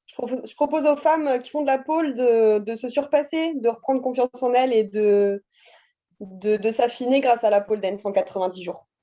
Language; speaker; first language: French; native; French